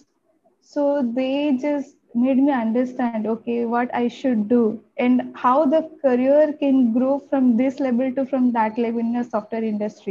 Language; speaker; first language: English; non-native, local second language; Odia